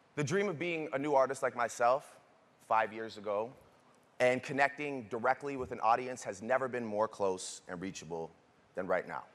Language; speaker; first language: English; native; English